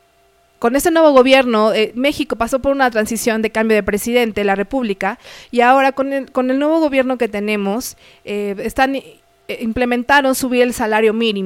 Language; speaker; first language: Spanish; native; Spanish